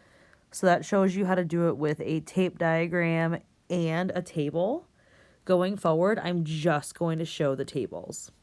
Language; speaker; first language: English; native; English